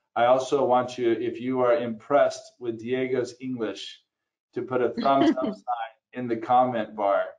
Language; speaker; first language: English; native; English